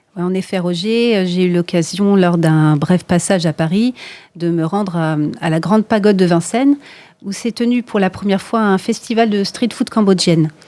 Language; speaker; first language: French; native; French